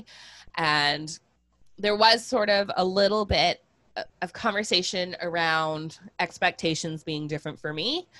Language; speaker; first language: English; native; English